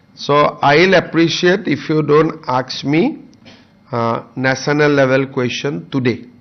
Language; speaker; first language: English; non-native, local second language; Assamese